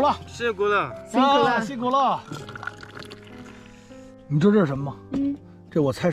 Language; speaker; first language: Chinese; native; Chinese